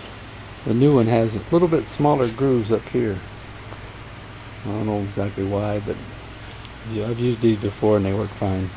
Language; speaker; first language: English; native; English